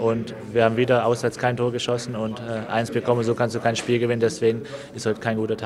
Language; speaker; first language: German; native; German